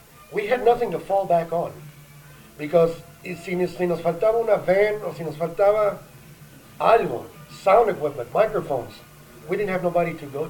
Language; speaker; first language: English; early bilingual, other home language; Spanish